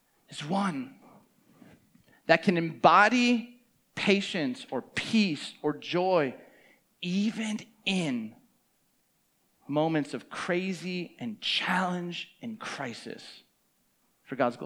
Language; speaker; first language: English; native; English